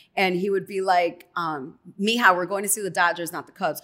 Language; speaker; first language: English; native; English